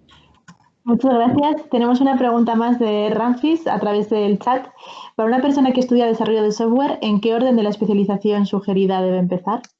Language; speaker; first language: Spanish; native; Spanish